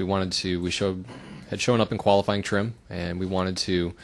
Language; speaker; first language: English; native; English